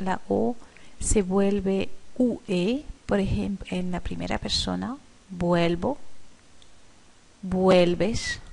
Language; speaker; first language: Spanish; non-native, fluent; French